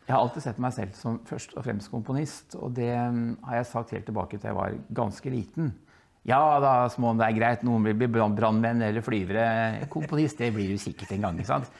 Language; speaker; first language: Norwegian; early bilingual, other home language; Dutch